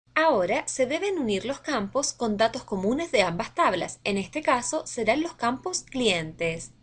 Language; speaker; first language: Spanish; native; Spanish